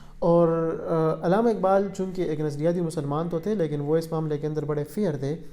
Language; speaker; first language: Urdu; non-native, local second language; Pashto